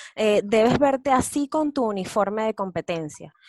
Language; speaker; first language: Spanish; native; Spanish